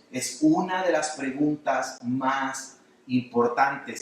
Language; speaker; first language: Spanish; native; Spanish